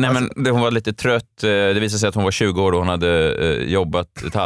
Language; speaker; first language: Swedish; native; Swedish